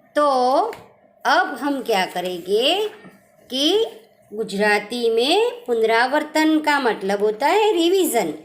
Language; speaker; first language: Hindi; non-native, local second language; Gujarati